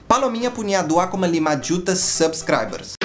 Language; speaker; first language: Indonesian; non-native, fluent; Portuguese